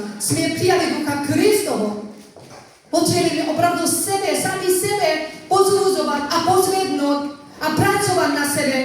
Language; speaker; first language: Czech; non-native, fluent; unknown